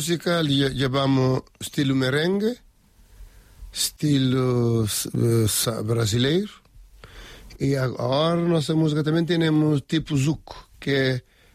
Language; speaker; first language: Spanish; non-native, learner; Kabuverdianu